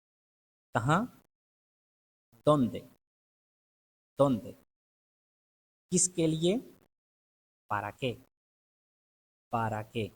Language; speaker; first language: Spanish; non-native, fluent; Urdu